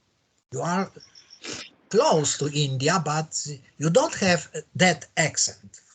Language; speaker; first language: English; non-native, learner; Polish